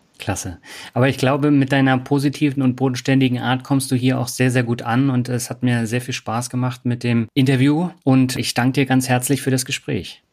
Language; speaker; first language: German; native; German